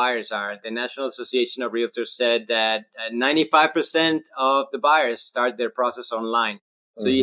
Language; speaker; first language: English; non-native, fluent; Spanish